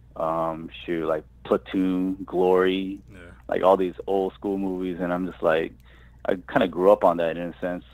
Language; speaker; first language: English; native; English